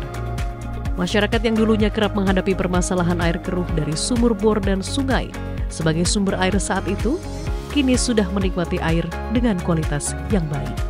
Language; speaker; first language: Indonesian; native; Indonesian